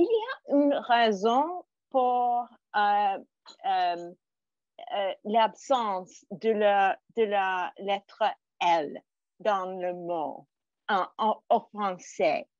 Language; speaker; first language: French; non-native, learner; English